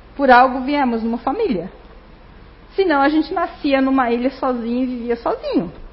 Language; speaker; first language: Portuguese; non-native, fluent; Spanish